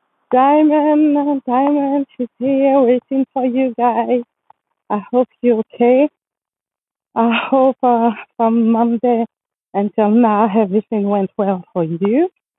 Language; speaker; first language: English; non-native, fluent; French